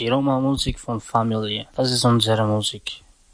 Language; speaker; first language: German; non-native, learner; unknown